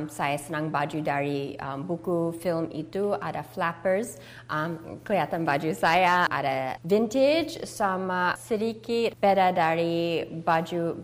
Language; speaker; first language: Indonesian; early bilingual, heritage; English